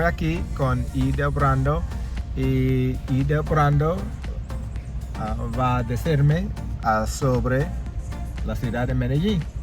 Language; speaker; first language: Spanish; non-native, learner; English